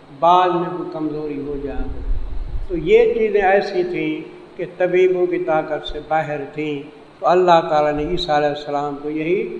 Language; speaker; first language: Urdu; non-native, local second language; Saraiki